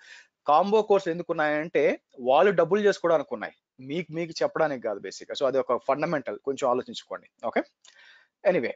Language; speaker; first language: Telugu; native; Telugu